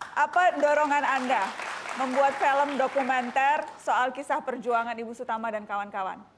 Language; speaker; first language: Indonesian; native; Indonesian